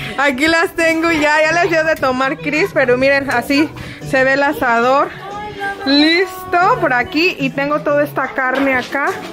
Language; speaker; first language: Spanish; early bilingual, heritage; Spanish